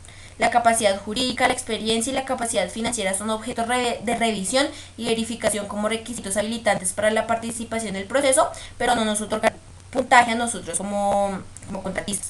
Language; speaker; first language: Spanish; native; Spanish